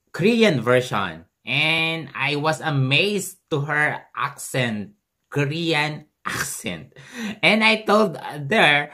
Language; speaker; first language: English; non-native, local second language; Filipino